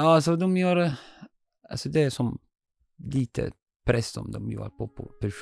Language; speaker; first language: Swedish; non-native, learner; Arabic